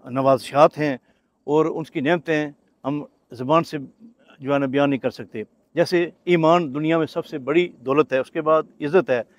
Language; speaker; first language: Urdu; non-native, local second language; Pahari-Potwari